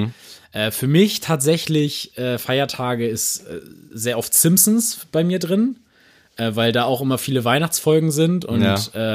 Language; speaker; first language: German; native; German